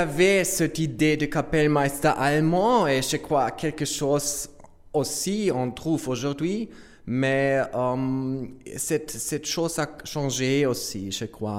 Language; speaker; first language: French; non-native, learner; German